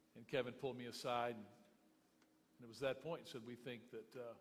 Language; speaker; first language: English; native; English